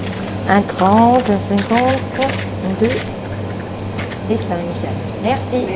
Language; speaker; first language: French; native; French